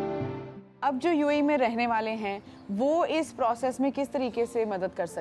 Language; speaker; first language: Hindi; native; Hindi